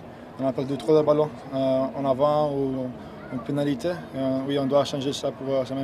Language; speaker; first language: French; non-native, learner; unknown